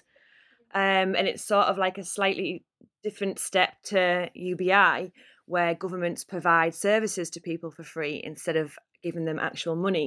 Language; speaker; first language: English; native; English